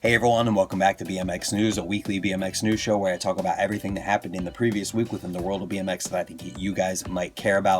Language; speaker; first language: English; native; English